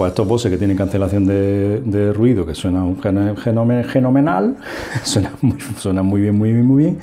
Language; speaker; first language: Spanish; native; Spanish